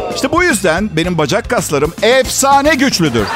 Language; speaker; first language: Turkish; non-native, fluent; Italian